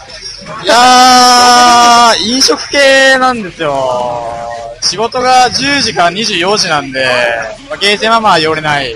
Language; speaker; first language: Japanese; native; Japanese